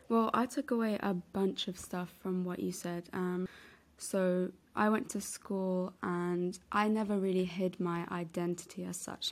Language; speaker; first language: English; non-native, local second language; Urdu